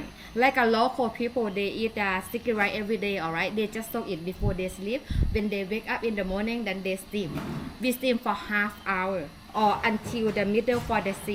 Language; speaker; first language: English; non-native, learner; Thai